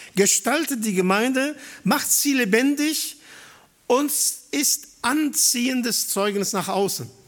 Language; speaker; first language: German; non-native, fluent; Arabic